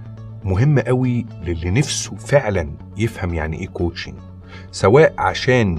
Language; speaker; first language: Arabic; native; Arabic